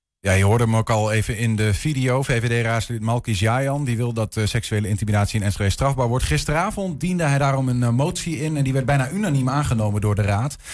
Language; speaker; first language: Dutch; native; Dutch